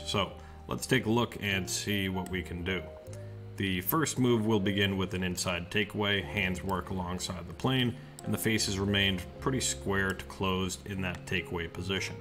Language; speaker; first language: English; native; English